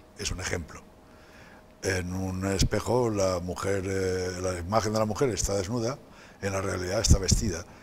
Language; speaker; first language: Spanish; native; Spanish